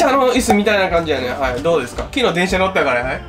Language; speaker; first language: Japanese; native; Japanese